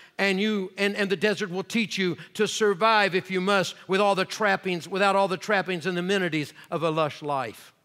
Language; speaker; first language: English; native; English